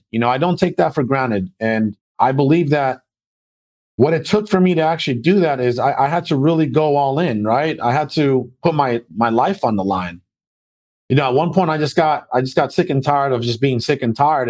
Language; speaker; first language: English; early bilingual, other home language; Spanish